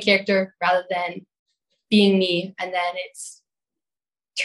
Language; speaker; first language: English; native; English